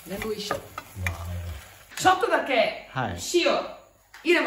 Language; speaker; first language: Japanese; non-native, learner; Italian